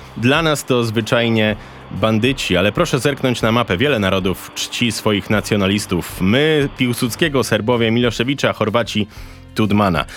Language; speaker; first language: Polish; native; Polish